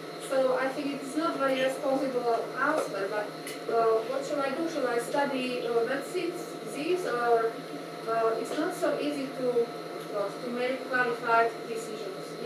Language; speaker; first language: English; non-native, fluent; Slovak